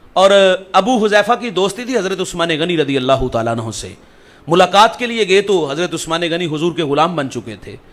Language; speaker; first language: Urdu; non-native, local second language; Punjabi